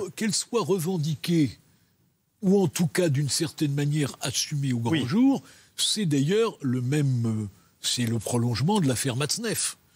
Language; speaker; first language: French; native; French